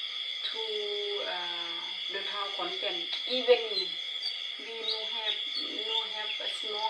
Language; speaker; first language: English; non-native, learner; Thai